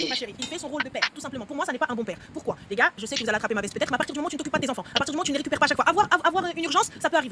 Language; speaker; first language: French; native; French